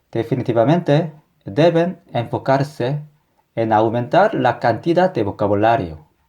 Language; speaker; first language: Spanish; non-native, fluent; Korean